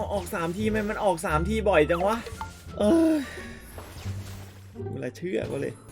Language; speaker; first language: Thai; native; Thai